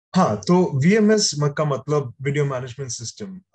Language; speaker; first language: Hindi; native; Hindi